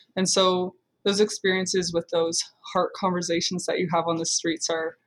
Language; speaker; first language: English; native; English